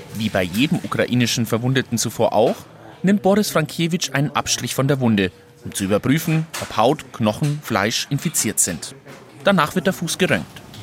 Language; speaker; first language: German; native; German